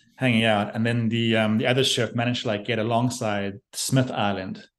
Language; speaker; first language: English; native; English